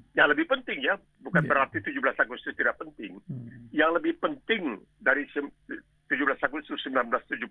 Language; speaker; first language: Indonesian; native; Indonesian